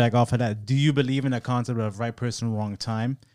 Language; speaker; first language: English; non-native, fluent; German